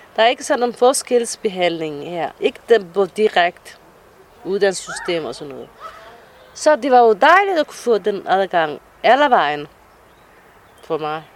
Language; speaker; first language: Danish; non-native, fluent; Somali